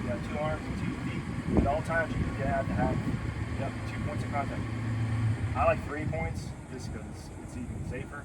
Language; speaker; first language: English; native; English